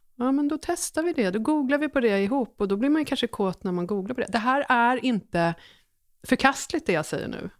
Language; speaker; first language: Swedish; native; Swedish